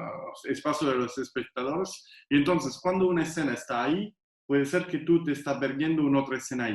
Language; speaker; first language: Spanish; non-native, fluent; Italian